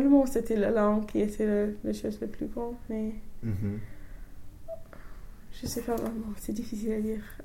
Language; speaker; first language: French; non-native, fluent; English